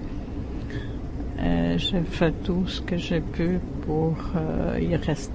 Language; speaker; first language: French; non-native, fluent; Czech